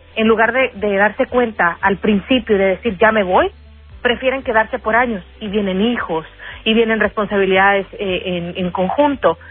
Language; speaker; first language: Spanish; native; Spanish